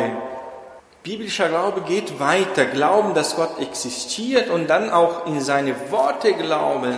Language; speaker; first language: German; non-native, fluent; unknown